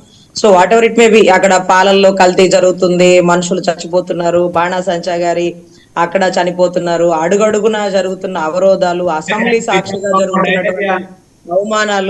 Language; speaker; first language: Telugu; native; Telugu